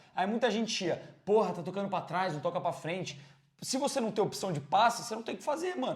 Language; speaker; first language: Portuguese; native; Portuguese